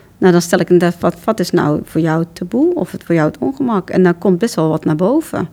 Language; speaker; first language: Dutch; early bilingual, other home language; Turkish